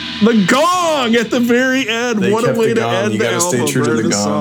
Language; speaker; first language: English; native; English